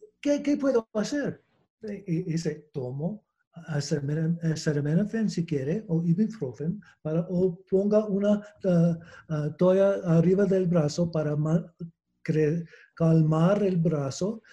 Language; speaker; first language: Spanish; non-native, learner; English